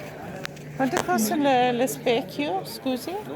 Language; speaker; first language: Italian; non-native, learner; English